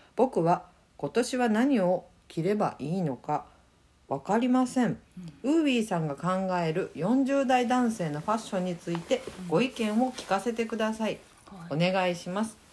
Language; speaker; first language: Japanese; native; Japanese